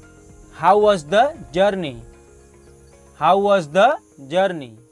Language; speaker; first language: English; non-native, fluent; Hindi